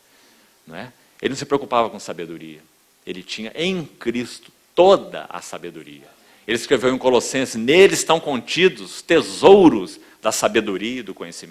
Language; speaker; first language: Portuguese; native; Portuguese